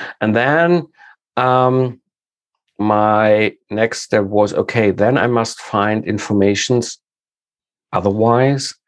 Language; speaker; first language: English; non-native, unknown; German